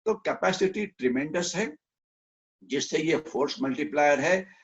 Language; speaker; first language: Hindi; non-native, local second language; Marathi